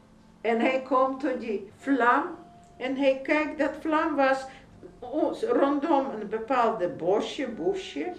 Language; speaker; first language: Dutch; non-native, fluent; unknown